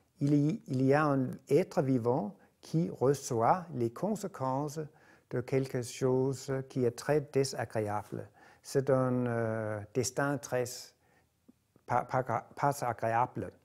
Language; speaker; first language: French; non-native, fluent; Danish